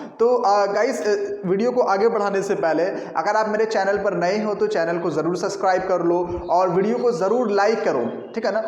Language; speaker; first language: Hindi; native; Hindi